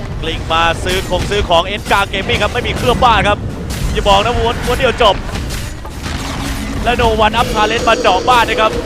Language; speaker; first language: Thai; native; Thai